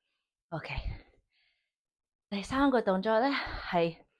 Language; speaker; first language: Cantonese; early bilingual, heritage; Cantonese